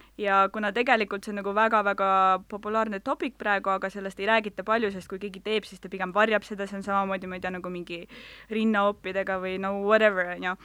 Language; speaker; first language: Estonian; non-native, local second language; Russian